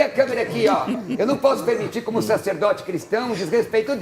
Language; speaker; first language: Portuguese; native; Portuguese